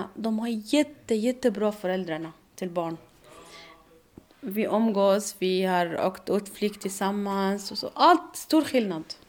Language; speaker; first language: Swedish; non-native, learner; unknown